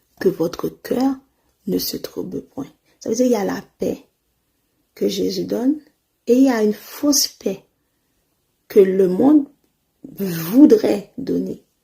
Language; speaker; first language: French; non-native, local second language; Haitian Creole